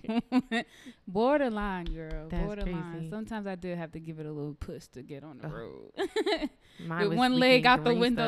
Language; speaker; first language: English; native; English